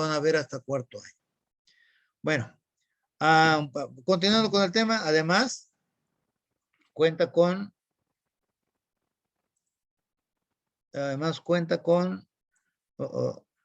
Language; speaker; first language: Spanish; native; Spanish